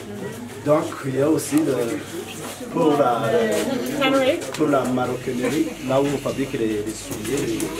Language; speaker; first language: French; non-native, local second language; Rundi